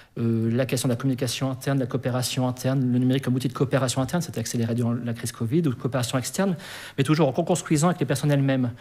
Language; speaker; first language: French; native; French